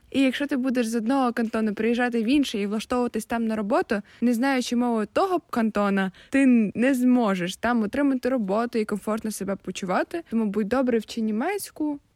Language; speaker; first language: Ukrainian; native; Ukrainian